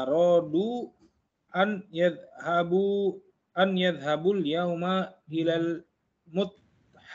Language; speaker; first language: Arabic; non-native, learner; Indonesian